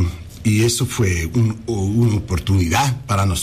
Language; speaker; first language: Spanish; early bilingual, heritage; English